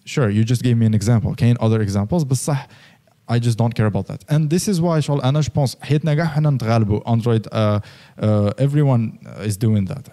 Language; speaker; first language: English; non-native, fluent; Arabic